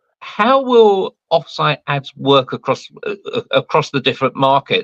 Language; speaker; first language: English; native; English